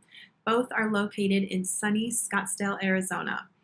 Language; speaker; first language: English; native; English